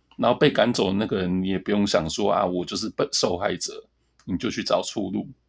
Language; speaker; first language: Chinese; native; Chinese